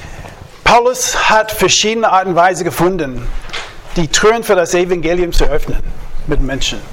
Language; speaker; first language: German; non-native, fluent; English